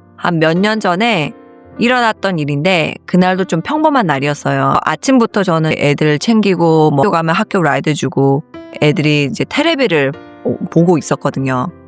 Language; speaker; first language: Korean; early bilingual, heritage; Korean